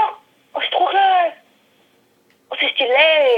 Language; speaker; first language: French; native; French